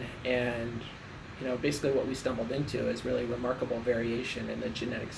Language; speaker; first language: English; native; English